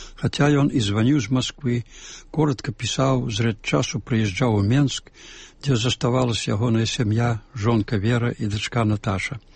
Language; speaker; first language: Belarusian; native; Belarusian